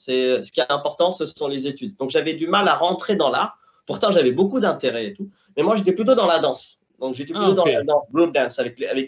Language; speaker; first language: French; native; French